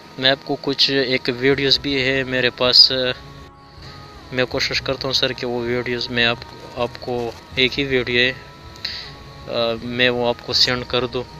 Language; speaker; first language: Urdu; non-native, local second language; Pashto